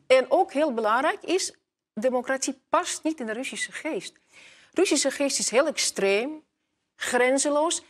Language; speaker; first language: Dutch; non-native, fluent; Russian